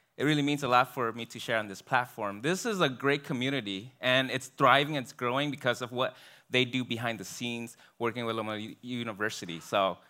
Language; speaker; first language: English; early bilingual, other home language; Vietnamese